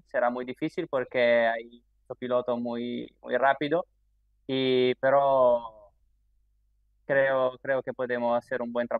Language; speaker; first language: Spanish; non-native, fluent; Italian